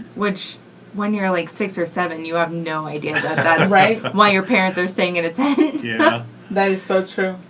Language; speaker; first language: English; native; English